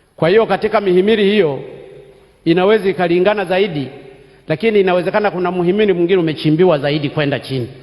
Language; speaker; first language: Swahili; non-native, local second language; Sukuma